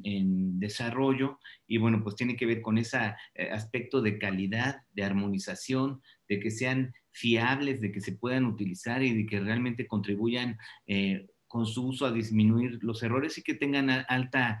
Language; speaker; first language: Spanish; native; Spanish